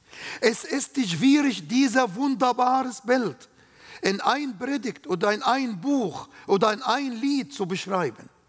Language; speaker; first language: German; non-native, learner; Arabic